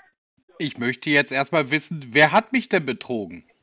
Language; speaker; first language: German; native; German